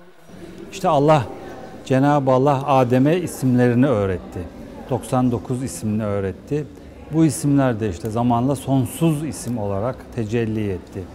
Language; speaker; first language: Turkish; native; Turkish